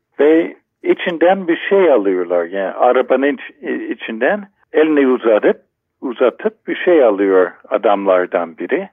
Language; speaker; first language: Turkish; non-native, fluent; English